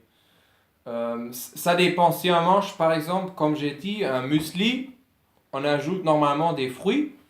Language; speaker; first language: French; non-native, fluent; German